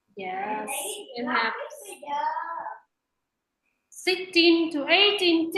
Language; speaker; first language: English; non-native, fluent; Vietnamese